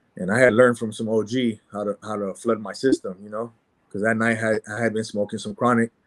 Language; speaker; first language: English; native; English